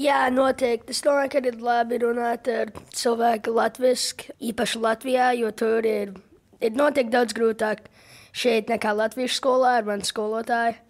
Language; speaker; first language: Latvian; early bilingual, heritage; English